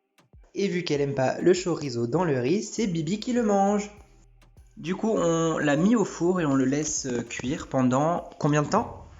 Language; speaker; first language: French; early bilingual, other home language; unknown